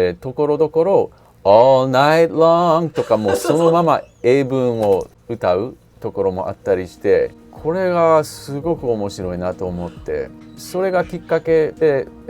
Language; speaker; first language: Japanese; non-native, fluent; English